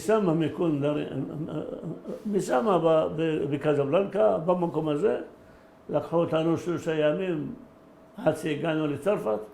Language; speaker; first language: Hebrew; early bilingual, other home language; Arabic